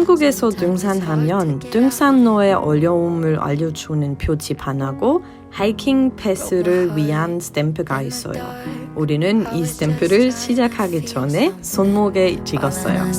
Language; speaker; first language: Korean; non-native, learner; German